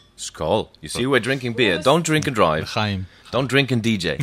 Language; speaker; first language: English; non-native, fluent; German